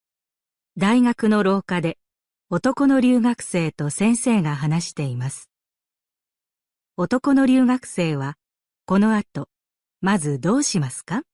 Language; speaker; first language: Japanese; native; Japanese